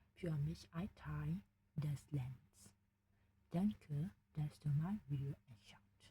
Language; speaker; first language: German; non-native, learner; Burmese